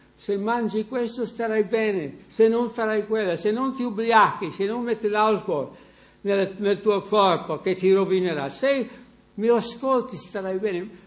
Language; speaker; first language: Italian; non-native, fluent; English